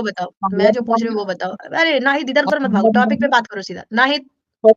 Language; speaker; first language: Hindi; native; Hindi